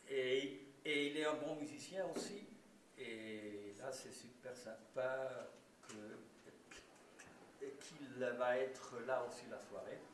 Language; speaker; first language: French; non-native, local second language; German